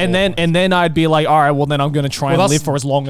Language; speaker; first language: English; native; English